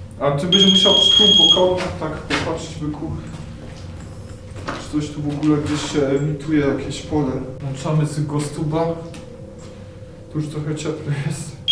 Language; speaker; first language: Polish; native; Polish